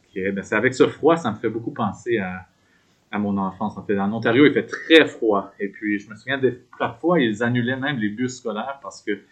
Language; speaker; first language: French; native; French